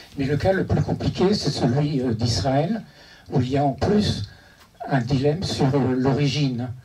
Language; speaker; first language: French; native; French